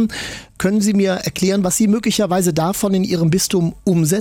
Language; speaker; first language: German; native; German